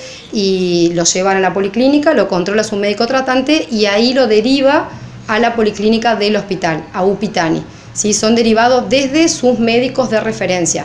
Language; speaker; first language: Spanish; native; Spanish